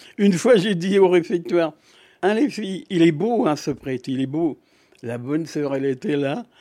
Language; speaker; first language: French; native; French